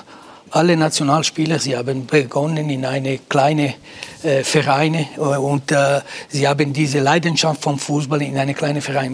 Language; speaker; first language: German; non-native, local second language; Italian